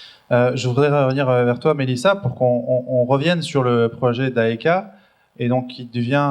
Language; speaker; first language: French; native; French